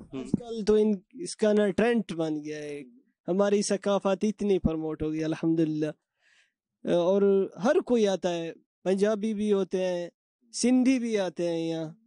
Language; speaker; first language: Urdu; non-native, local second language; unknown